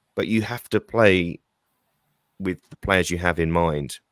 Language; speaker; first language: English; native; English